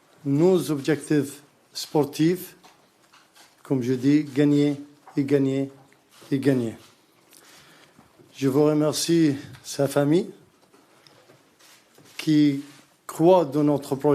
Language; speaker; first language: French; non-native, learner; Arabic